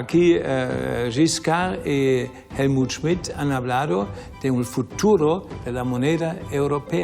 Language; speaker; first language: Spanish; non-native, learner; German